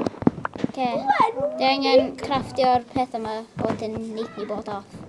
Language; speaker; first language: Welsh; non-native, local second language; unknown